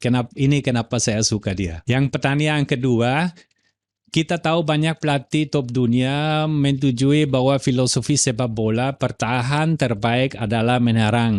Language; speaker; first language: Indonesian; non-native, fluent; German